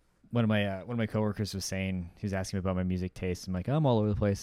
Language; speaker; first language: English; native; English